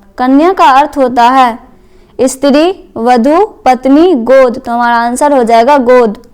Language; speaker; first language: Hindi; native; Hindi